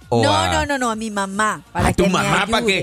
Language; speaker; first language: Spanish; native; Spanish